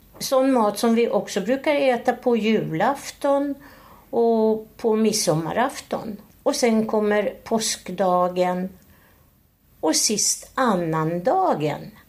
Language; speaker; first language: Swedish; native; Swedish